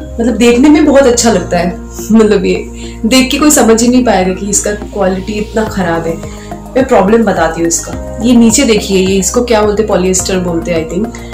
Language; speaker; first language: Hindi; non-native, local second language; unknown